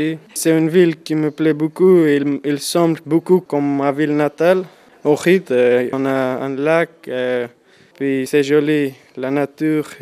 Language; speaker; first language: French; non-native, learner; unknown